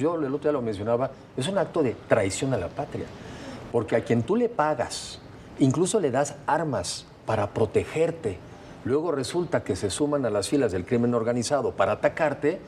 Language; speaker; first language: Spanish; native; Spanish